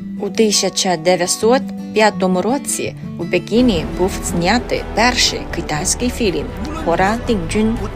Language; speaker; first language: Ukrainian; non-native, learner; Chinese